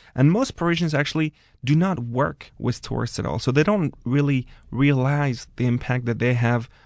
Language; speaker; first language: English; non-native, fluent; French